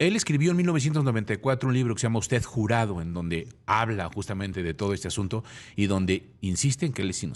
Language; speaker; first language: Spanish; native; Spanish